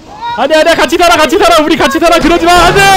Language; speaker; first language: Korean; native; Korean